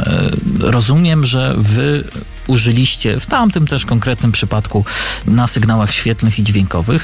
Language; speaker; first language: Polish; native; Polish